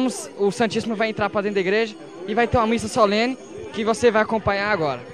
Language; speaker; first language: Portuguese; native; Portuguese